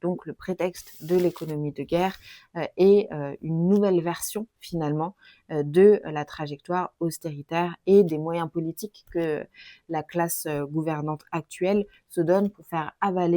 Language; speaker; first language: French; native; French